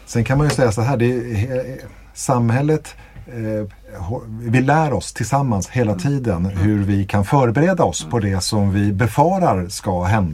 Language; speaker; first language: Swedish; native; Swedish